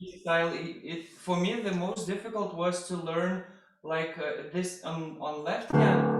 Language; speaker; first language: English; non-native, fluent; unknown